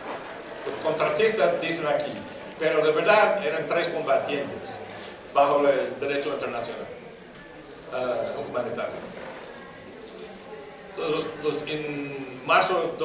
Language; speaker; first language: Spanish; non-native, fluent; English